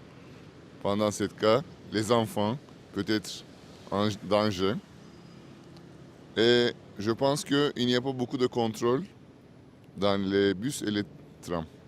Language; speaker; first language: French; non-native, learner; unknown